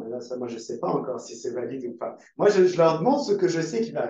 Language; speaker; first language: French; native; French